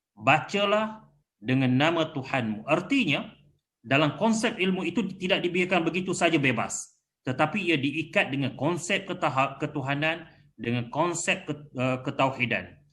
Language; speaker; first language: Malay; native; Malay